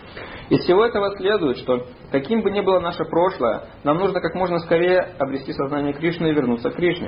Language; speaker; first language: Russian; native; Russian